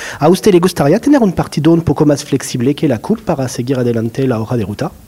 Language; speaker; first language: Spanish; non-native, fluent; French